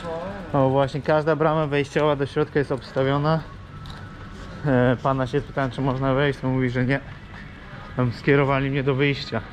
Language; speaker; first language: Polish; native; Polish